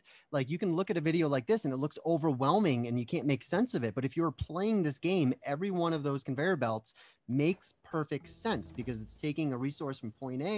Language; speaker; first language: English; native; English